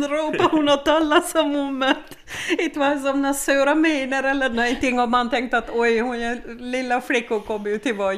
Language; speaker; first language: Swedish; native; Swedish